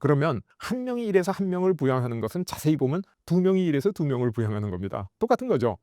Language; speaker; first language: Korean; native; Korean